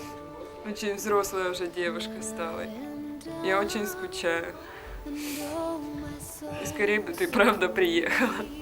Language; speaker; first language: Russian; native; Russian